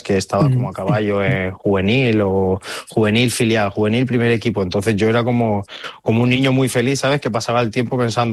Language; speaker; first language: Spanish; native; Spanish